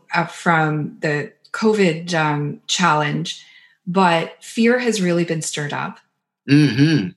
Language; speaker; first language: English; native; English